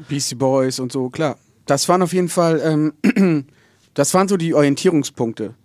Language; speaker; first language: German; native; German